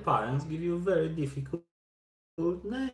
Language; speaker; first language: English; non-native, learner; Polish